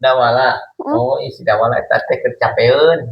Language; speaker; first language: Indonesian; non-native, local second language; Sundanese